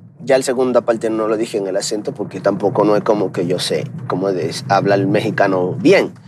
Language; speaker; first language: Spanish; native; Spanish